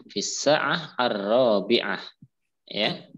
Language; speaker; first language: Arabic; non-native, fluent; Indonesian